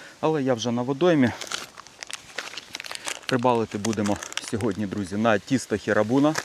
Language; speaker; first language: Ukrainian; native; Ukrainian